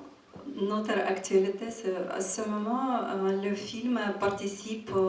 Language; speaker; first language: French; non-native, fluent; Ukrainian